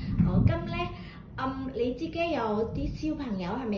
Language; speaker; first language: Cantonese; native; Cantonese